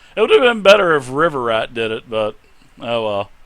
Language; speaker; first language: English; native; English